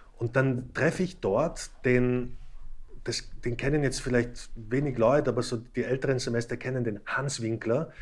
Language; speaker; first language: German; early bilingual, other home language; Slovak